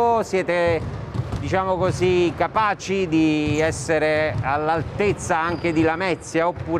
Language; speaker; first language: Italian; native; Italian